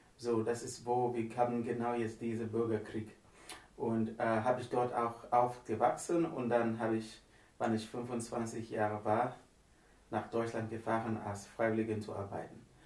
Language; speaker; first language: German; non-native, learner; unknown